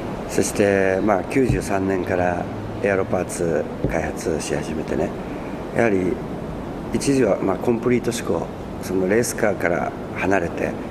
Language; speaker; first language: Japanese; native; Japanese